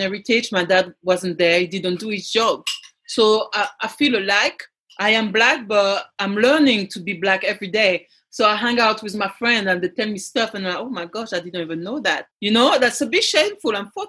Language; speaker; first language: English; non-native, fluent; French